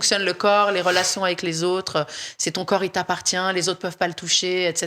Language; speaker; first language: French; native; French